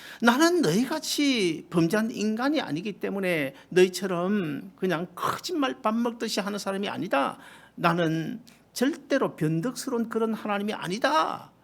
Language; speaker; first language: Korean; native; Korean